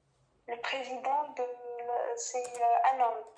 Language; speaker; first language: French; non-native, fluent; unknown